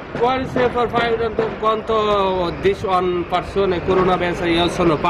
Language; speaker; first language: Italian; non-native, learner; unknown